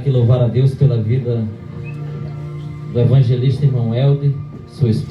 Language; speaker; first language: Portuguese; native; Portuguese